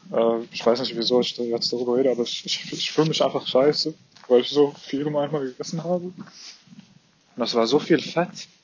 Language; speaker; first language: German; non-native, fluent; Arabic